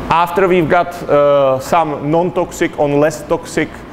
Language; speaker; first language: English; non-native, fluent; Czech